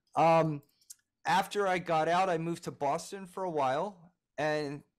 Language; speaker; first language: English; native; English